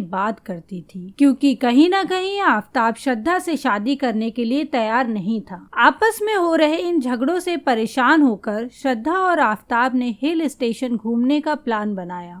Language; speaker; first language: Hindi; native; Hindi